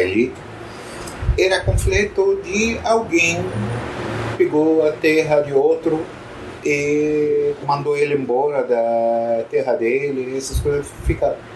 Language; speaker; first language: Portuguese; non-native, fluent; Arabic